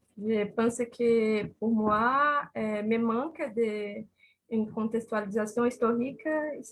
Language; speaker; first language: French; non-native, learner; Portuguese